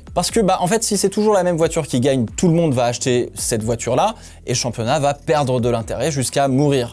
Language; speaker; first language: French; native; French